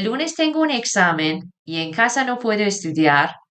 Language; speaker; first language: Spanish; non-native, fluent; Persian